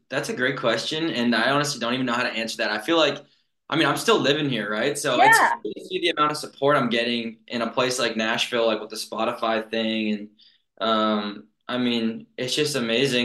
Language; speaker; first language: English; native; English